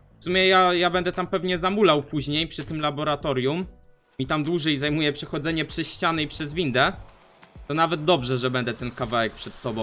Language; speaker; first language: Polish; native; Polish